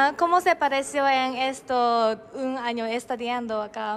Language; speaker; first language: Spanish; non-native, learner; Japanese